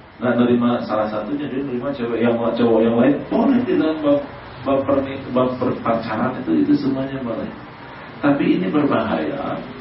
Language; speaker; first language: Indonesian; non-native, local second language; Sundanese